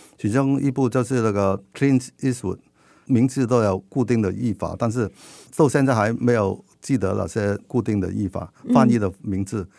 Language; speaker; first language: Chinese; non-native, local second language; Cantonese